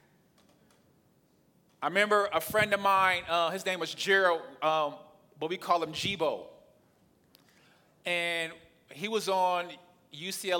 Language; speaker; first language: English; native; English